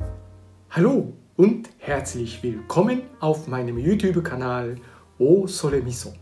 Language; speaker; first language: German; non-native, fluent; Japanese